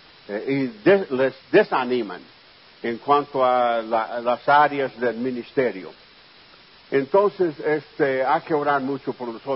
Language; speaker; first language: Spanish; non-native, fluent; English